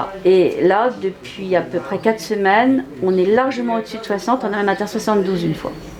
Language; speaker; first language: French; native; French